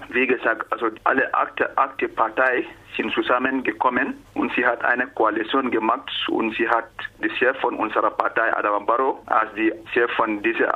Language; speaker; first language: German; non-native, learner; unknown